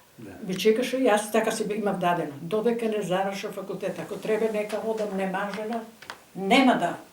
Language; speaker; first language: Macedonian; native; Macedonian